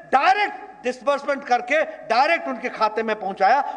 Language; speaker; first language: Hindi; native; Hindi